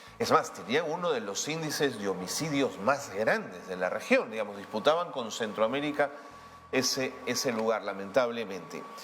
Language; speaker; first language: Spanish; native; Spanish